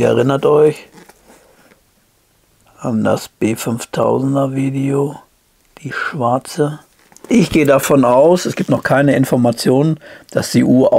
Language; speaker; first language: German; native; German